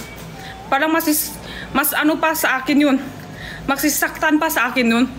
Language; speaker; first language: Filipino; non-native, learner; Chinese